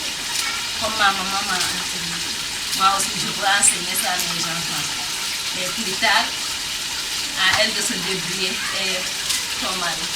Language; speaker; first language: French; non-native, learner; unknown